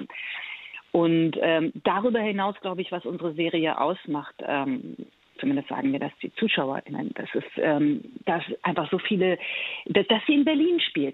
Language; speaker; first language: German; early bilingual, other home language; Persian